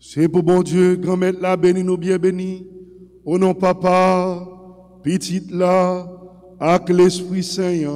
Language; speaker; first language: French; non-native, local second language; Haitian Creole